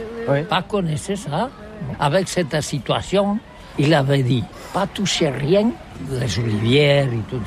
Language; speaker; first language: French; non-native, learner; Catalan